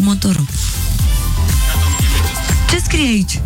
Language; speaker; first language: Romanian; native; Romanian